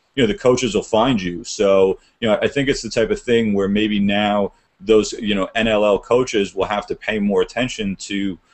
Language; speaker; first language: English; native; English